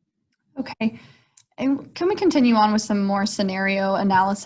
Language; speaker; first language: English; native; English